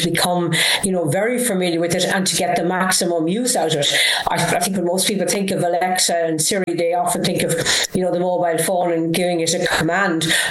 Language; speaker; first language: English; native; English